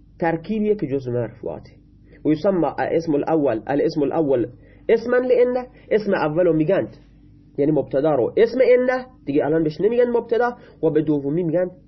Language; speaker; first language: Persian; non-native, local second language; Baluchi